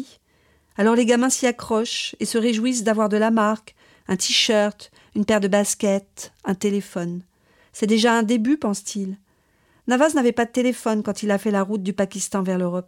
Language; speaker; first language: French; native; French